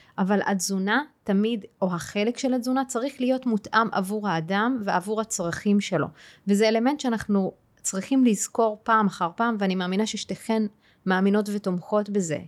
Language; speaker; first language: Hebrew; non-native, local second language; Arabic